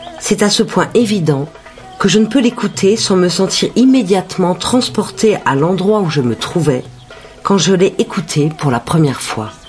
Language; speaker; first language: French; native; French